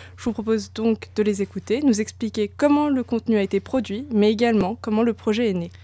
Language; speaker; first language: French; native; French